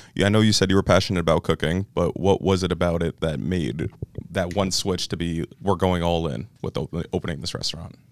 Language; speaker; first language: English; native; English